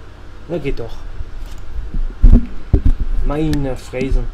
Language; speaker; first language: German; native; German